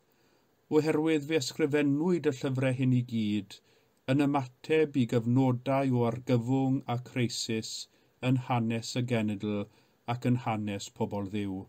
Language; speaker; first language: Welsh; native; Welsh